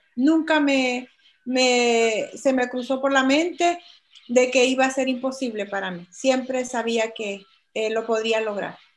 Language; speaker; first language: Spanish; native; Spanish